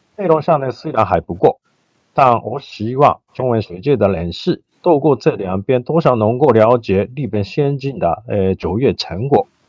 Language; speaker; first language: Chinese; non-native, fluent; Japanese